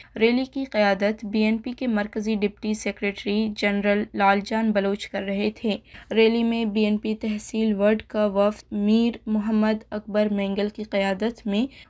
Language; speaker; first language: Urdu; non-native, local second language; Baluchi